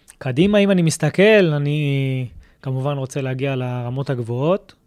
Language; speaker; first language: Hebrew; native; Hebrew